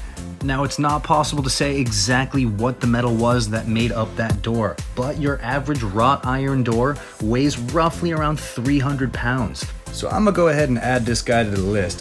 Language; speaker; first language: English; native; English